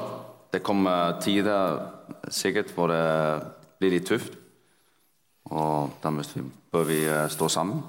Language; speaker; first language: Danish; non-native, fluent; Icelandic